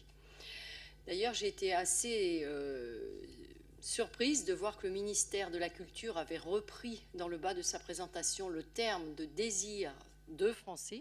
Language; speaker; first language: French; native; French